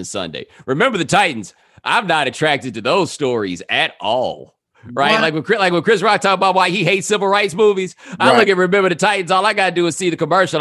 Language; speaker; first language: English; native; English